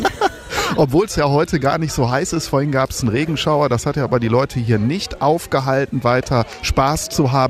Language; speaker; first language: German; native; German